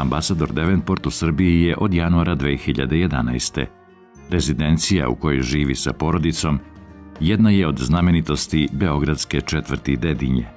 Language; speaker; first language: Bosnian; native; Bosnian